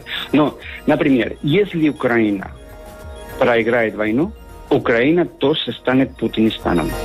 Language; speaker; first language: Russian; non-native, fluent; Spanish